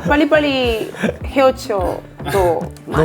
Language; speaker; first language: Korean; non-native, learner; Spanish